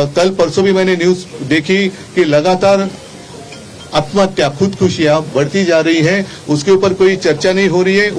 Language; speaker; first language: Hindi; non-native, local second language; Marathi